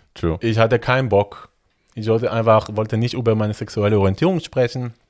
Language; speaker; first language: German; non-native, fluent; Hebrew